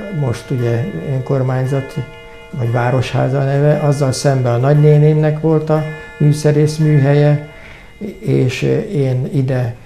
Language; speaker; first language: Hungarian; native; Hungarian